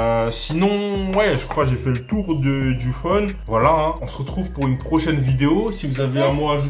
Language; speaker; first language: French; native; French